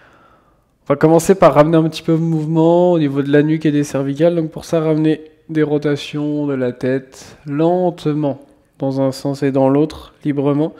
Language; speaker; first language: French; native; French